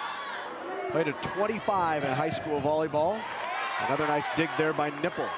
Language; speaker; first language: English; native; English